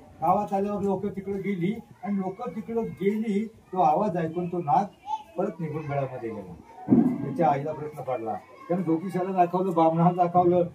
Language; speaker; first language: Marathi; native; Marathi